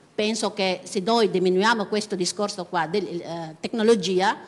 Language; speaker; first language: Italian; non-native, fluent; Ukrainian